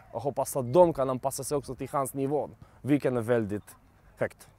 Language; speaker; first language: Swedish; non-native, fluent; Polish